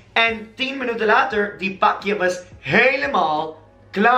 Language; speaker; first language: Dutch; non-native, learner; English